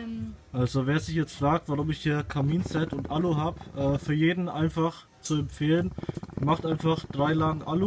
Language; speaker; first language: German; native; German